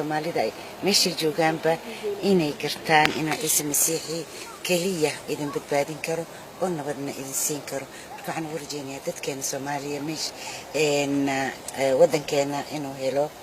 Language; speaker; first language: Somali; native; Somali